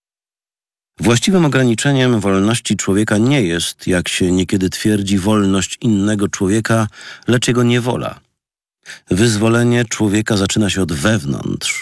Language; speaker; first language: Polish; native; Polish